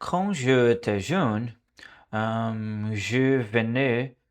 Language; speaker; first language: French; non-native, learner; Portuguese